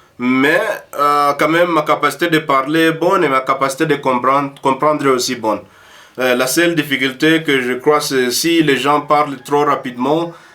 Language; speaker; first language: French; early bilingual, heritage; French